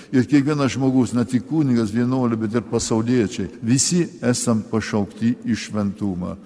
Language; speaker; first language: Lithuanian; early bilingual, heritage; Lithuanian